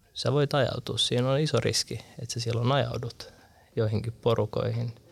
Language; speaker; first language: Finnish; early bilingual, other home language; Arabic